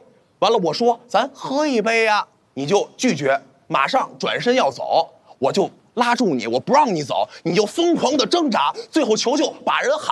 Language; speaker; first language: Chinese; native; Chinese